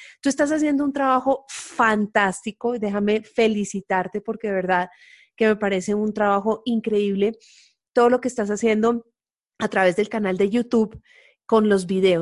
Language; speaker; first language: Spanish; native; Spanish